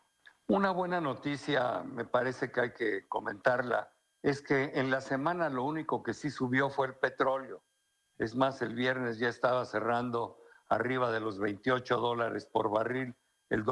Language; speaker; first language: Spanish; native; Spanish